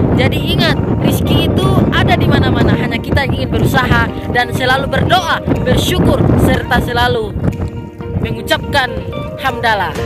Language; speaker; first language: Indonesian; non-native, local second language; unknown